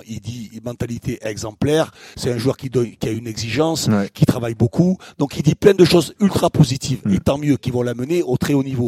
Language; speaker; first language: French; native; French